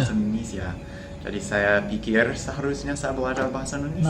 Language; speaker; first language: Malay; non-native, fluent; English